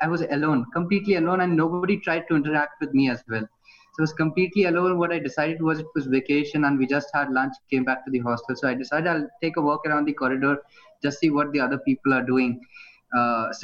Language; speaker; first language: English; non-native, fluent; Hindi